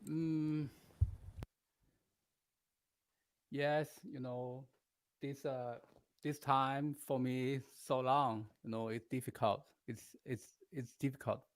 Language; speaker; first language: English; non-native, learner; Chinese